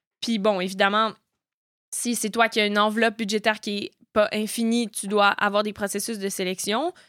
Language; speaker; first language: French; native; French